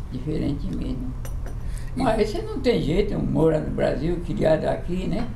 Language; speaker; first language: Portuguese; non-native, fluent; Japanese